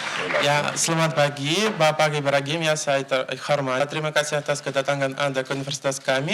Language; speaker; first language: Indonesian; non-native, fluent; Russian